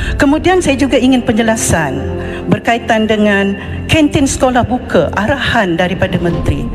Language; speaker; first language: Malay; native; Malay